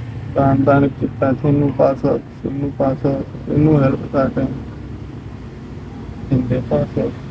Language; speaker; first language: Filipino; non-native, learner; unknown